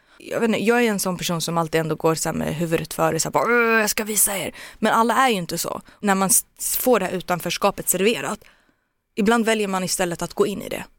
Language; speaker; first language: Swedish; early bilingual, other home language; Turoyo